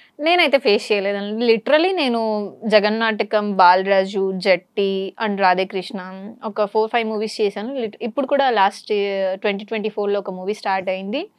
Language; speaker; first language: Telugu; native; Telugu